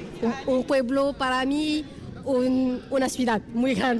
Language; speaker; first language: Spanish; non-native, learner; Arabic